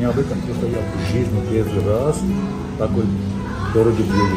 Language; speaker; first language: Russian; non-native, local second language; Armenian